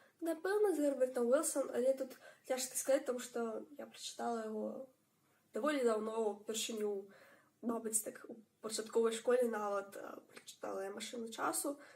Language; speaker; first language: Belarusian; native; Belarusian